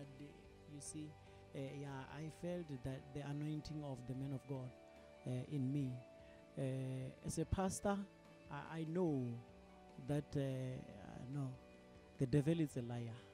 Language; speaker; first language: English; non-native, local second language; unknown